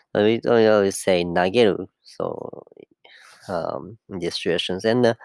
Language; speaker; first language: English; non-native, fluent; Japanese